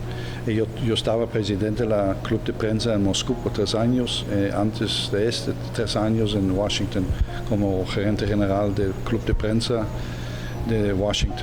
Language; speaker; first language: Spanish; non-native, learner; Dutch